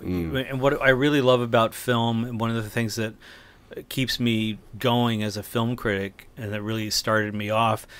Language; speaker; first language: English; native; English